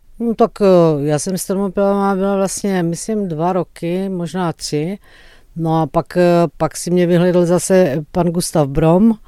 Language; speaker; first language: Czech; early bilingual, other home language; Greek